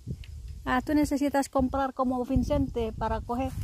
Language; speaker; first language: Spanish; non-native, learner; Indonesian